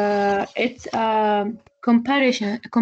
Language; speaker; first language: English; non-native, learner; Arabic